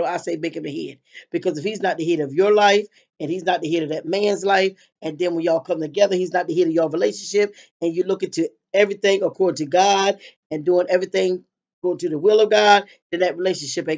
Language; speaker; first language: English; native; English